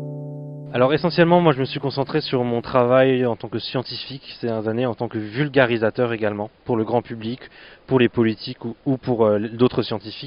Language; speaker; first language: French; native; French